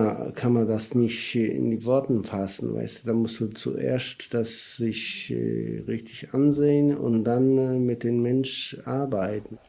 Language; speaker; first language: German; non-native, learner; Polish